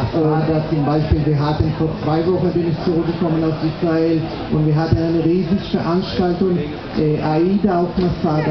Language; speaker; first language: German; non-native, fluent; Hebrew